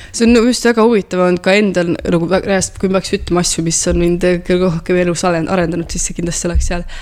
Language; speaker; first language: Estonian; early bilingual, heritage; Estonian